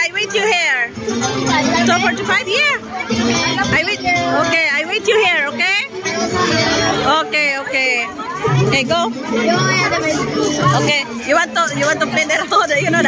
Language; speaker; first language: English; non-native, local second language; Filipino